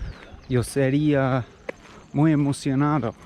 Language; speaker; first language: Spanish; non-native, learner; English